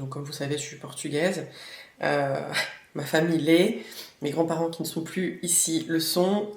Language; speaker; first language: French; native; French